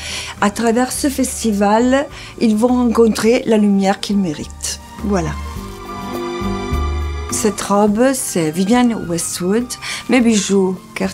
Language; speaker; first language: French; non-native, fluent; Italian